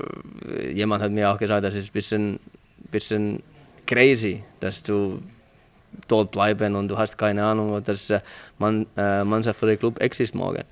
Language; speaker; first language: German; non-native, learner; Finnish